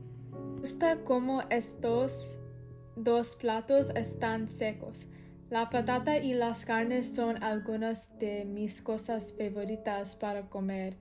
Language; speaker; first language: Spanish; non-native, learner; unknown